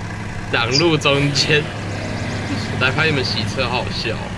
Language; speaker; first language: Chinese; native; Chinese